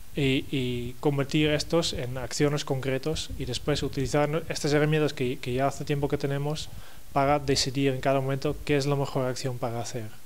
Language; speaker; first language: Spanish; non-native, fluent; Dutch